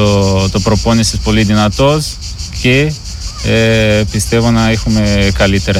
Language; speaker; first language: Greek; non-native, learner; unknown